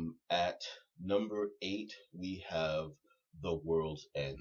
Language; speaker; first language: English; native; English